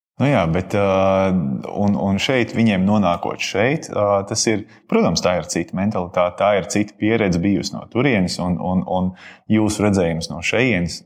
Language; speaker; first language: Latvian; native; Latvian